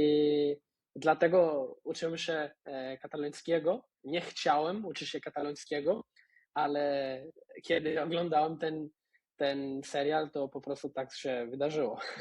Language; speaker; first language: Polish; non-native, fluent; Spanish